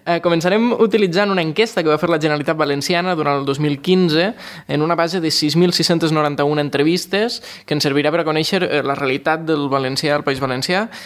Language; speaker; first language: Catalan; native; Catalan